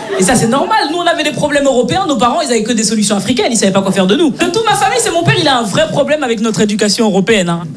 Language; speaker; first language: French; native; French